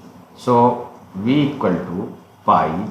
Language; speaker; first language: English; non-native, local second language; Hindi